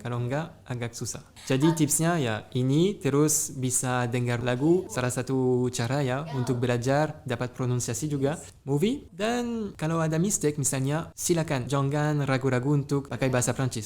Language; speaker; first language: Indonesian; non-native, fluent; French